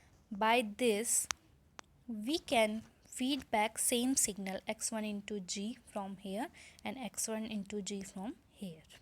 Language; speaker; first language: English; non-native, local second language; Hindi